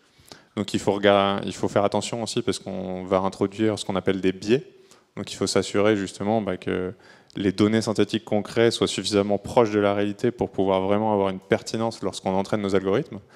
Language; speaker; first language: French; native; French